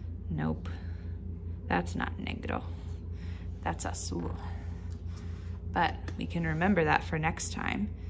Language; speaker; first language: English; native; English